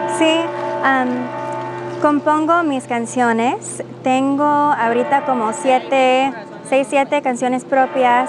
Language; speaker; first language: Spanish; non-native, fluent; English